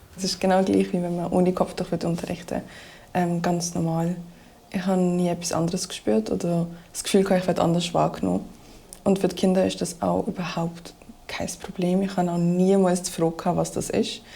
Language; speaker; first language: German; early bilingual, other home language; Arabic